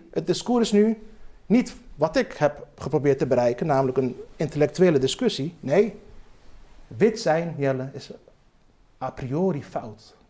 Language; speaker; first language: Dutch; early bilingual, other home language; Turkish